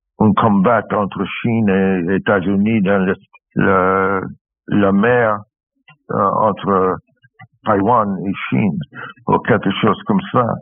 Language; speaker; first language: French; non-native, learner; English